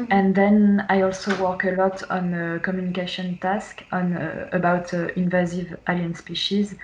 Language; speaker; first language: English; non-native, fluent; French